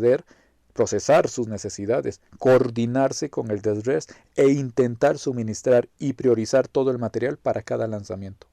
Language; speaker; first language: Spanish; native; Spanish